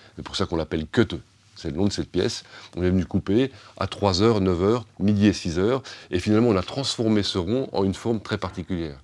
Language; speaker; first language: French; native; French